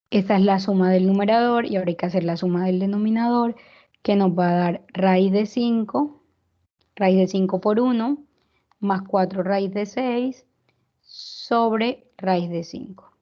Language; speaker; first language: Spanish; native; Spanish